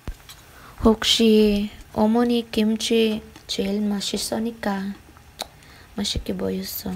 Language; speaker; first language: Korean; non-native, learner; Filipino